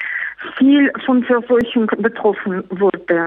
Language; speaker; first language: German; non-native, fluent; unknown